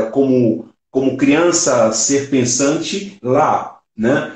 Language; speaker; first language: Portuguese; early bilingual, other home language; Swahili